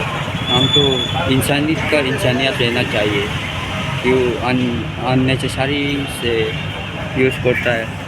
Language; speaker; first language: Hindi; non-native, local second language; Chakma